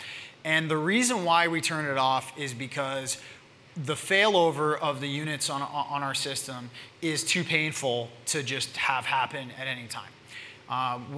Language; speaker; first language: English; native; English